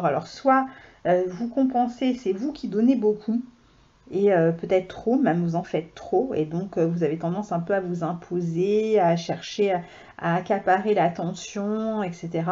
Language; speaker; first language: French; native; French